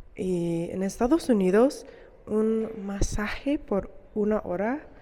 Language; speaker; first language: Spanish; non-native, learner; English